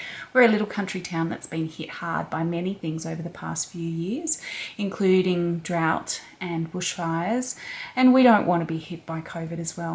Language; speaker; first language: English; native; English